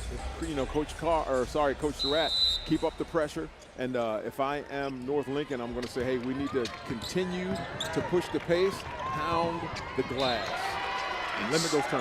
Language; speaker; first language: English; native; English